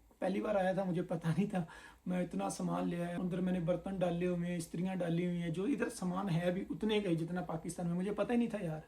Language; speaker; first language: Urdu; non-native, local second language; Punjabi